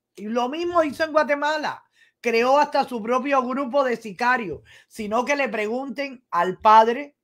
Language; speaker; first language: Spanish; native; Spanish